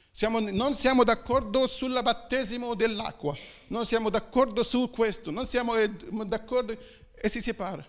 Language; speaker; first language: Italian; non-native, fluent; Arabic